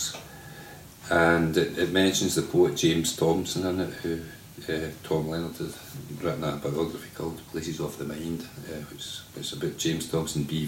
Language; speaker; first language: English; native; English